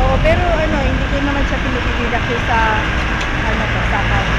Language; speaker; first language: Filipino; native; Filipino